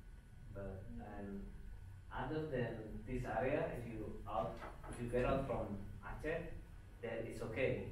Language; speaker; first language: English; non-native, fluent; Indonesian